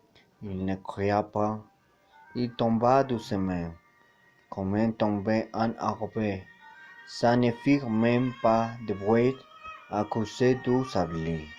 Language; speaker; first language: French; non-native, learner; Spanish